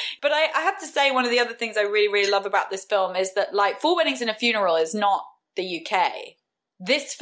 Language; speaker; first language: English; native; English